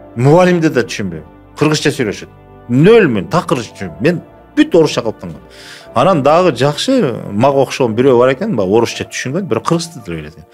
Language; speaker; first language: Kyrgyz; non-native, local second language; Russian